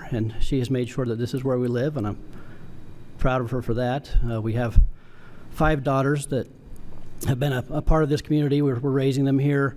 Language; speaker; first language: English; native; English